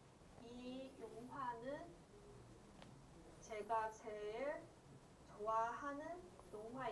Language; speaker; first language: Korean; non-native, learner; English